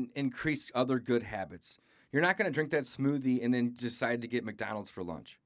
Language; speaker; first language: English; native; English